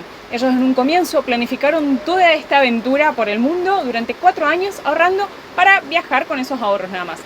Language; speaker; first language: Spanish; native; Spanish